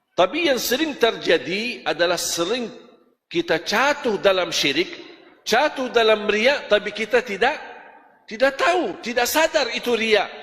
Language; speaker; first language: Malay; non-native, fluent; Arabic